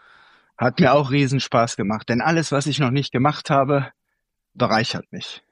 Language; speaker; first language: German; native; German